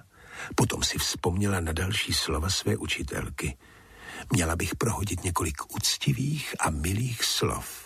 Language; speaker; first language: Czech; native; Czech